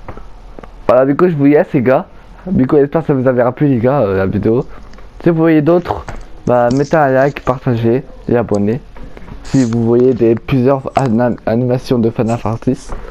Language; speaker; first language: French; native; French